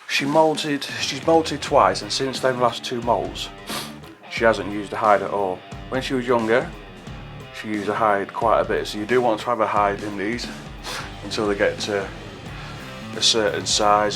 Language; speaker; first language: English; native; English